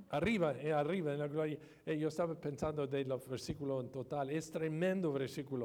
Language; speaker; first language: Spanish; non-native, fluent; English